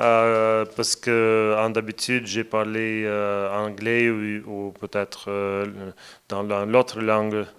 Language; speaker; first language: French; non-native, fluent; Latvian